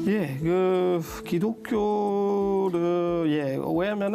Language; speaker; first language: Korean; non-native, learner; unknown